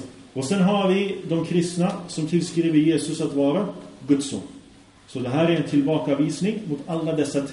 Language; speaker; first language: Swedish; early bilingual, other home language; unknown